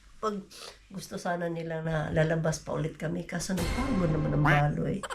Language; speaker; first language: Filipino; non-native, local second language; Cebuano